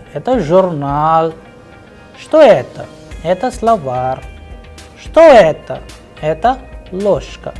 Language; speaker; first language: Russian; non-native, fluent; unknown